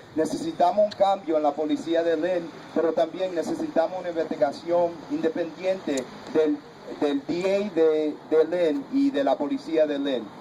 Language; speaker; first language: Spanish; early bilingual, heritage; Spanish